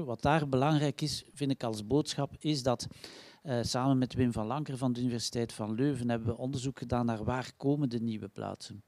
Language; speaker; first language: Dutch; native; Dutch